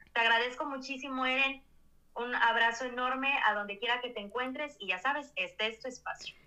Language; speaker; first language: Spanish; native; Spanish